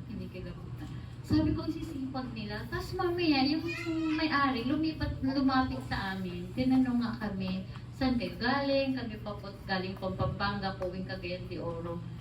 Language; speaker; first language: Filipino; non-native, local second language; Cebuano